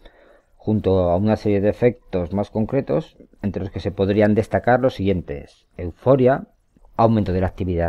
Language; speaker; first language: Spanish; native; Spanish